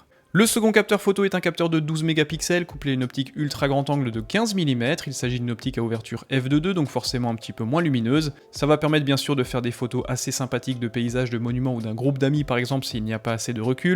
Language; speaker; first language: French; native; French